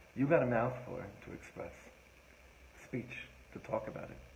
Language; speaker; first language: English; native; English